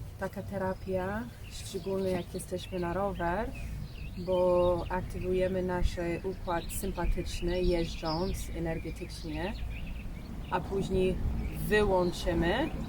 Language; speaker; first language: Polish; non-native, learner; English